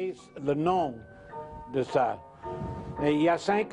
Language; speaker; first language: French; non-native, fluent; English